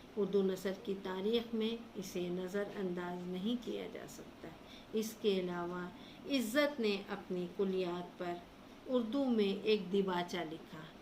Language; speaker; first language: Urdu; native; Urdu